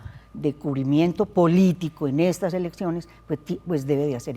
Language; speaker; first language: Spanish; native; Spanish